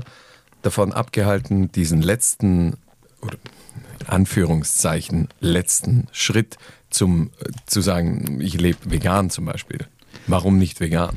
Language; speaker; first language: German; native; German